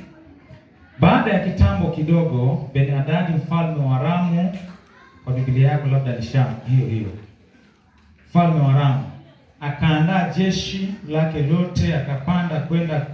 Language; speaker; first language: Swahili; native; Swahili